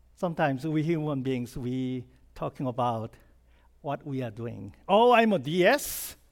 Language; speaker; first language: English; non-native, fluent; Korean